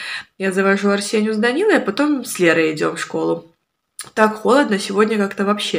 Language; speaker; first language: Russian; native; Russian